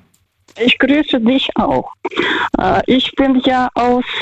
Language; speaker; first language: German; non-native, fluent; Russian